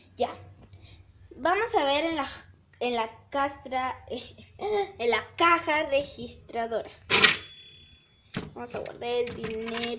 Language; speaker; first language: Spanish; native; Spanish